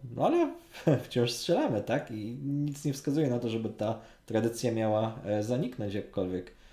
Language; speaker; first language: Polish; native; Polish